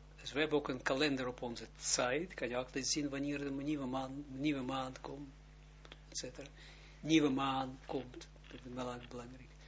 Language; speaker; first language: Dutch; non-native, fluent; Hebrew